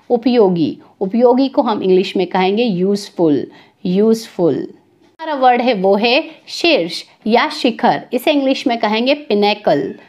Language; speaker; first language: Hindi; native; Hindi